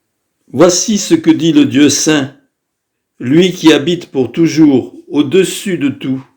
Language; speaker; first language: French; native; French